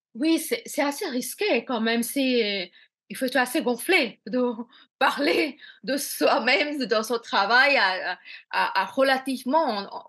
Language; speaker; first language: French; non-native, fluent; Bangla